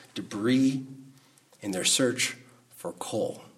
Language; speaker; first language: English; native; English